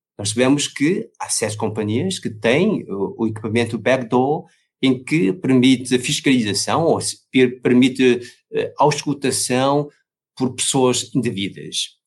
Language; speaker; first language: Portuguese; non-native, fluent; Chinese